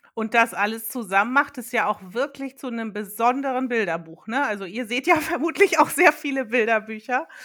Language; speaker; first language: German; early bilingual, other home language; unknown